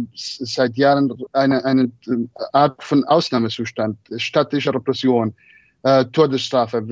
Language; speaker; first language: German; non-native, fluent; Persian